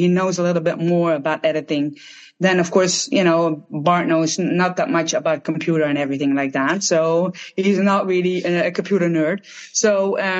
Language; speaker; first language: English; non-native, fluent; Dutch